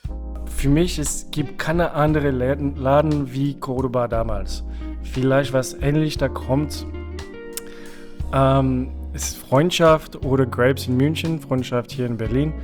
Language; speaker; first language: German; non-native, fluent; French